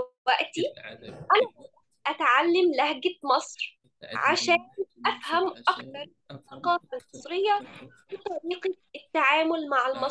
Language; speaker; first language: Arabic; non-native, fluent; Indonesian